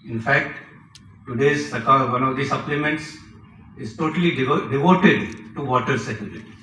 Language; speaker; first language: English; non-native, local second language; Marathi